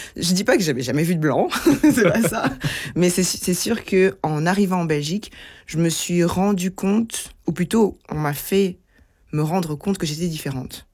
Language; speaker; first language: French; early bilingual, other home language; Lingala